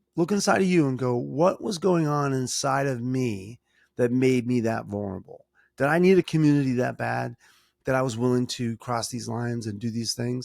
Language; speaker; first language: English; native; English